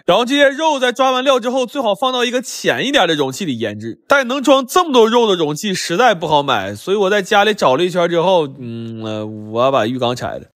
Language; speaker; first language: Chinese; native; Chinese